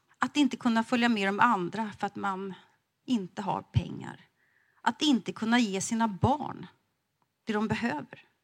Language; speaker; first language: Swedish; native; Swedish